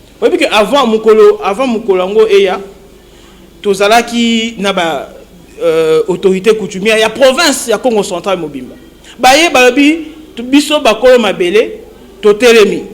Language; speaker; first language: Lingala; non-native, local second language; Kongo